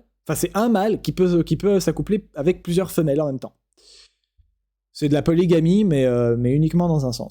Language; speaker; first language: French; native; French